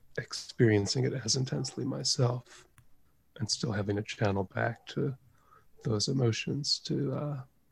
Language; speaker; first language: English; native; English